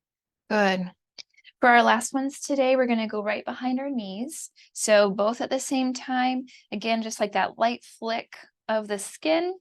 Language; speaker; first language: English; native; English